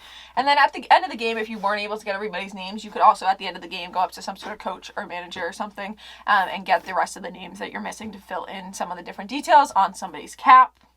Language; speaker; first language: English; native; English